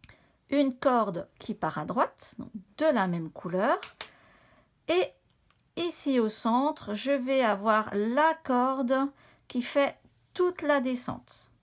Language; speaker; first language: French; native; French